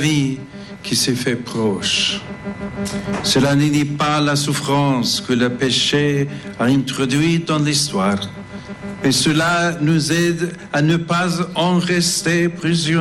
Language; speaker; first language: French; non-native, fluent; English